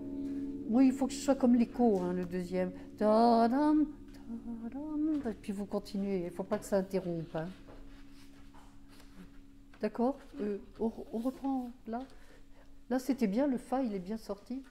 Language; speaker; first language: French; native; French